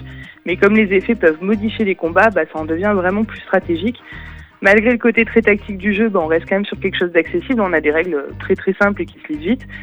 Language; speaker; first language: French; native; French